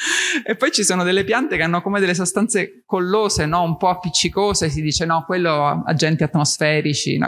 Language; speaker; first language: Italian; native; Italian